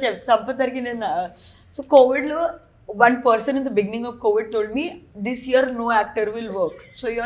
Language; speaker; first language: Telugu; non-native, learner; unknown